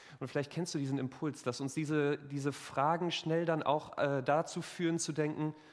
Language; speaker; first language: German; native; German